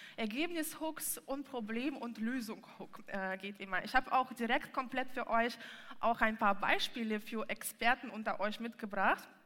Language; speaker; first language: German; non-native, fluent; Russian